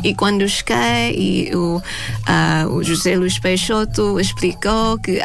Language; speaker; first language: Portuguese; non-native, fluent; Thai